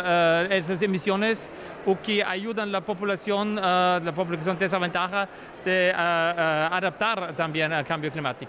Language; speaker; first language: Spanish; non-native, fluent; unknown